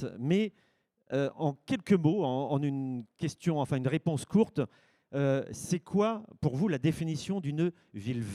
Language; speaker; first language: French; native; French